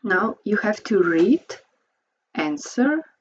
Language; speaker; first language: English; non-native, fluent; Slovenian